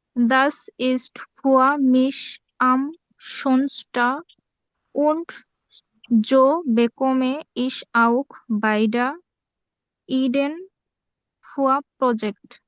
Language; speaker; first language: German; non-native, learner; Bangla